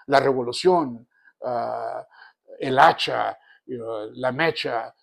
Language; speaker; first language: Spanish; early bilingual, other home language; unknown